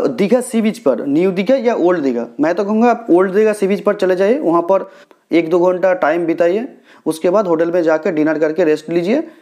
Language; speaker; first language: Hindi; non-native, local second language; Bangla